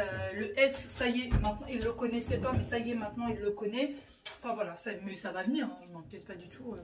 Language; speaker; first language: French; native; French